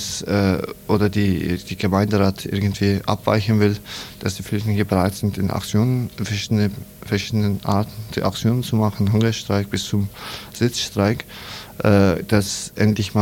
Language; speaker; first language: German; non-native, learner; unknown